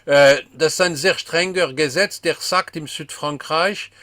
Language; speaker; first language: German; non-native, fluent; French